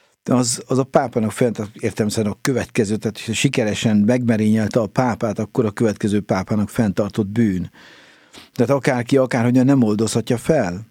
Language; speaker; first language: Hungarian; native; Hungarian